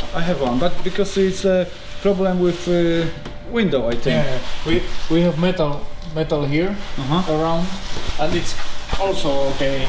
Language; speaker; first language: English; non-native, learner; Czech